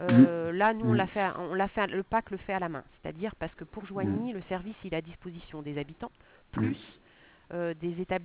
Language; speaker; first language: French; native; French